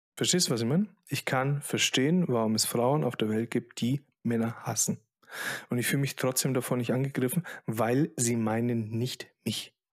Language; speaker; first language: German; early bilingual, other home language; Polish